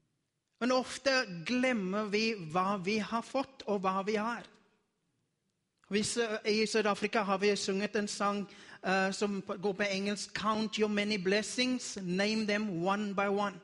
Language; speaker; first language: Norwegian; non-native, learner; Afrikaans